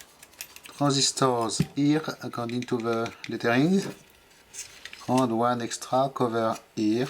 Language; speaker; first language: English; non-native, fluent; French